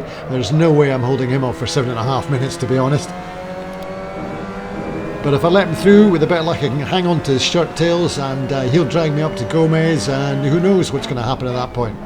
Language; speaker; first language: English; native; English